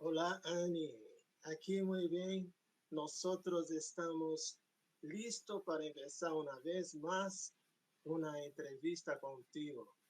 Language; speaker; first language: Spanish; non-native, fluent; Portuguese